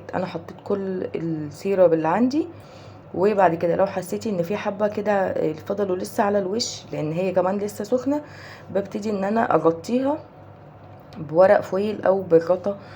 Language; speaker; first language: Arabic; native; Arabic